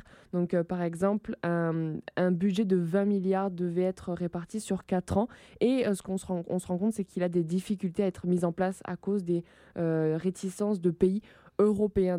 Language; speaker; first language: French; native; French